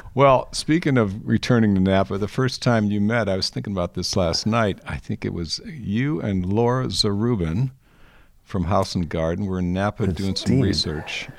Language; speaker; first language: English; native; English